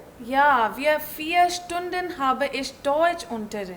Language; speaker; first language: German; non-native, learner; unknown